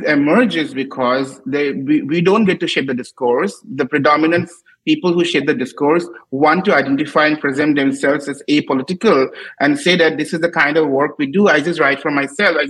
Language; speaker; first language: English; non-native, local second language; Assamese